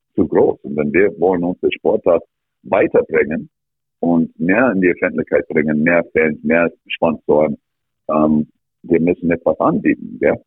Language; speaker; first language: German; non-native, fluent; English